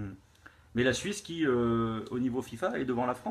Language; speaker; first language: French; native; French